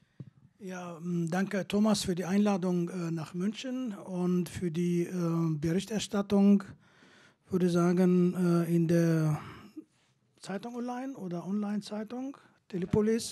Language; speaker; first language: German; non-native, fluent; Kurdish